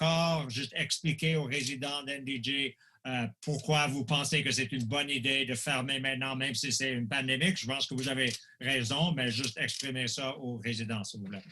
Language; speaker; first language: French; non-native, local second language; English